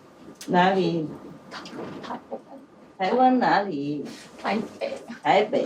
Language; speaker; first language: Chinese; non-native, fluent; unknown